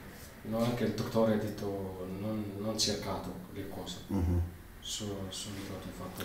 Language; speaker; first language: Italian; non-native, learner; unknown